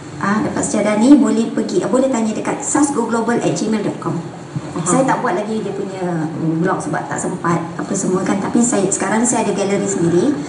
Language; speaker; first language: Malay; native; Malay